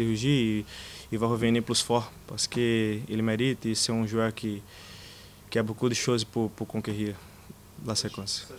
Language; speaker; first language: French; non-native, learner; Portuguese